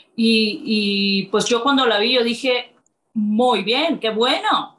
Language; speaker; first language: Spanish; native; Spanish